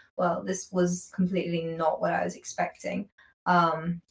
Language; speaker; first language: English; native; English